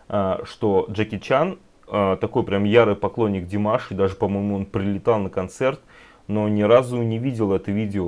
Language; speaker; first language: Russian; native; Russian